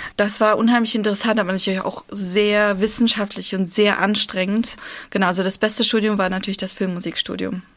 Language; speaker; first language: German; early bilingual, other home language; Russian